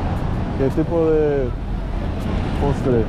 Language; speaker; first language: Spanish; non-native, learner; English